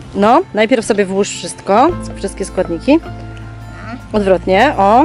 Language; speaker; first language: Polish; native; Polish